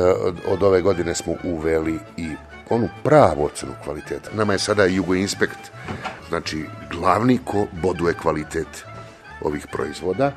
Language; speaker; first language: Serbian; native; Serbian